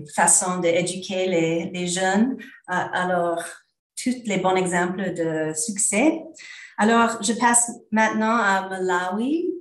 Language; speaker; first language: French; non-native, learner; English